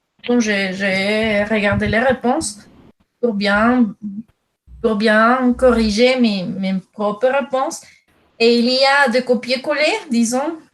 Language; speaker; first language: French; non-native, fluent; Spanish